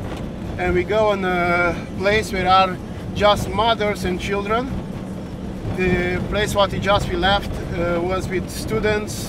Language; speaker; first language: English; non-native, learner; Romanian